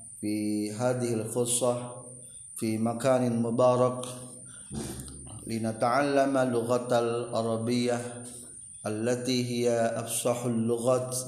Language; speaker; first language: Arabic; non-native, learner; Indonesian